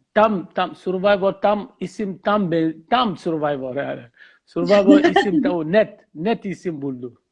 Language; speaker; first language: Turkish; non-native, learner; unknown